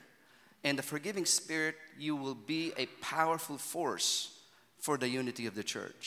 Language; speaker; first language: English; non-native, local second language; Filipino